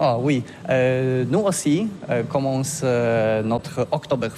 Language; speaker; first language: French; non-native, learner; Polish